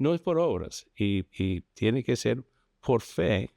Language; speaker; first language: Spanish; non-native, fluent; English